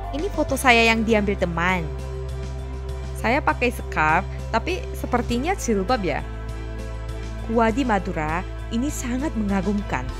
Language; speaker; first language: Indonesian; non-native, fluent; Korean